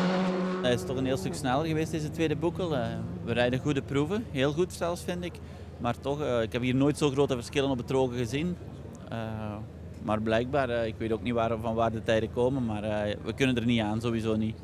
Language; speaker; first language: Dutch; native; Dutch